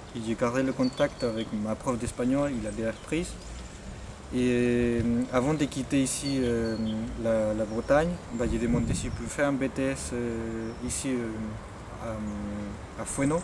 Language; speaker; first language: French; non-native, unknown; Spanish